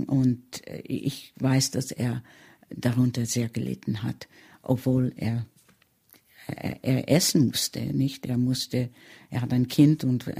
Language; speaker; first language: German; early bilingual, heritage; German